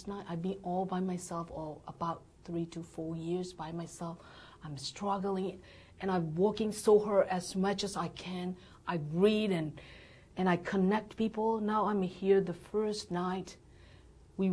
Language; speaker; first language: English; non-native, learner; Burmese